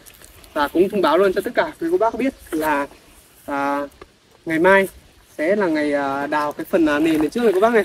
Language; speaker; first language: Vietnamese; native; Vietnamese